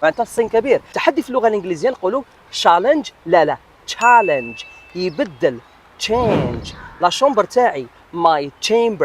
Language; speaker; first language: Arabic; native; Arabic